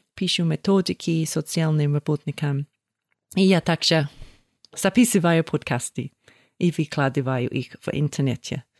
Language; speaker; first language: Russian; non-native, fluent; English